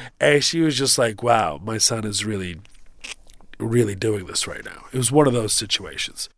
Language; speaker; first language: English; early bilingual, other home language; Arabic